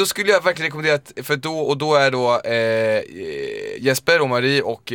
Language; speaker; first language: Swedish; native; Swedish